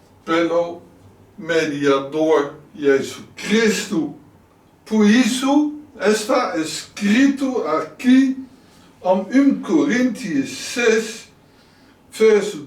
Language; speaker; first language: Portuguese; non-native, learner; Dutch